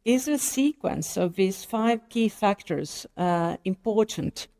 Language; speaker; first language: English; non-native, fluent; Estonian